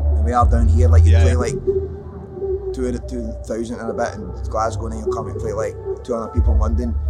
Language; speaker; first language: English; native; English